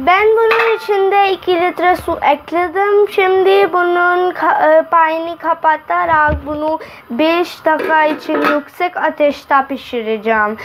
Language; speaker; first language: Turkish; non-native, fluent; Urdu